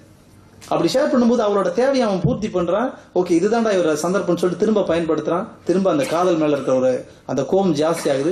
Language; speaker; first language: Tamil; native; Tamil